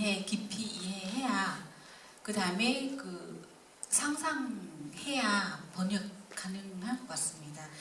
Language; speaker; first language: Korean; non-native, fluent; Vietnamese